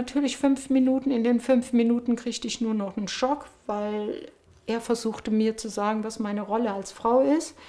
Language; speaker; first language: German; early bilingual, other home language; Turkish